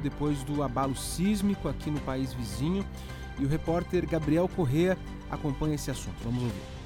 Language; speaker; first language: Portuguese; native; Portuguese